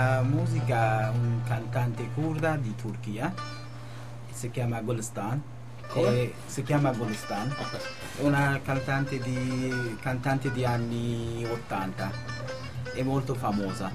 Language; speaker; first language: Italian; non-native, local second language; Kurdish